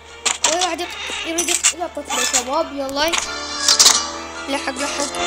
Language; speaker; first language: Arabic; native; Arabic